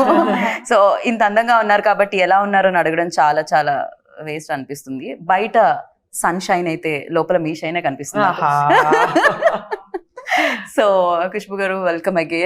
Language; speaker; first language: Telugu; native; Telugu